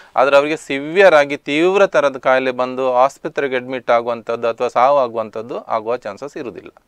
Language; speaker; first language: Kannada; native; Kannada